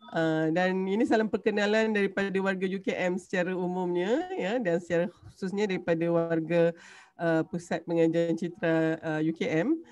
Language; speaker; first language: Malay; native; Malay